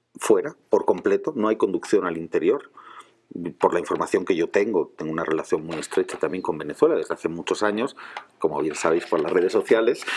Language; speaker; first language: Spanish; native; Spanish